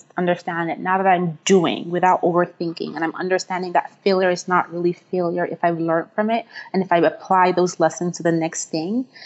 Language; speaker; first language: English; non-native, local second language; Yoruba